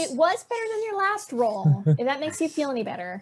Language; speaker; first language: English; native; English